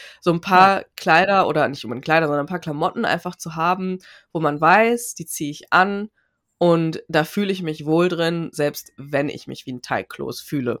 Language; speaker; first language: German; early bilingual, other home language; Turkish